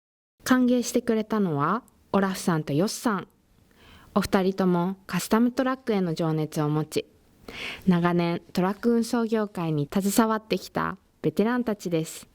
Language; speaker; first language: Japanese; native; Japanese